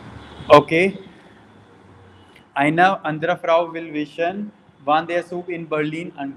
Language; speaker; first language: German; non-native, learner; Hindi